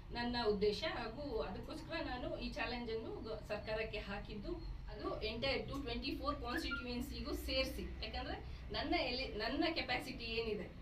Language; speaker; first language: Kannada; native; Kannada